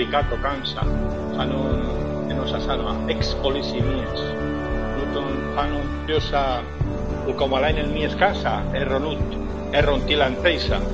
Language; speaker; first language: Finnish; non-native, learner; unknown